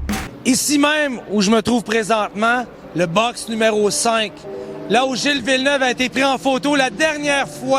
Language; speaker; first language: French; native; French